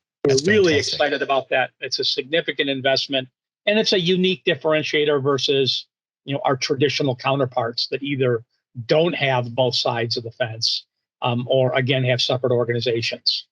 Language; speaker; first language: English; native; English